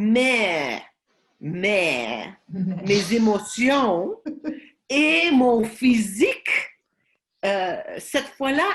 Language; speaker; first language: French; non-native, fluent; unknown